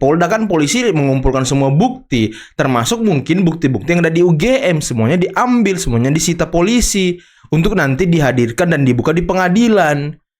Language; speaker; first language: Indonesian; native; Indonesian